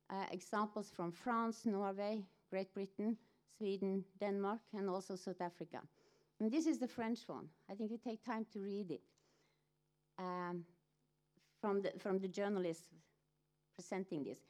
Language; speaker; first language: English; non-native, fluent; Norwegian